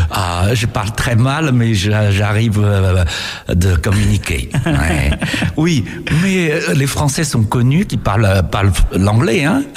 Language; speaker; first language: French; non-native, fluent; Chinese